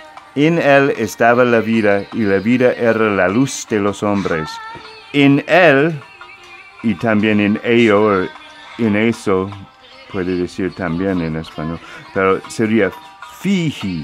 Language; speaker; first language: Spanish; non-native, fluent; English